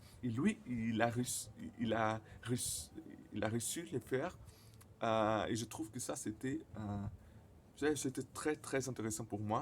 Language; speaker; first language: French; non-native, learner; Portuguese